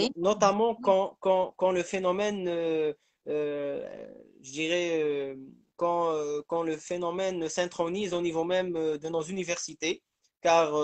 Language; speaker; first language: French; non-native, local second language; Arabic